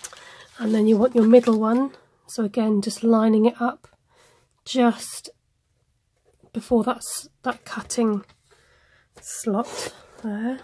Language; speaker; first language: English; native; English